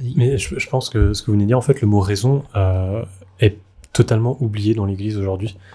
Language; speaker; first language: French; native; French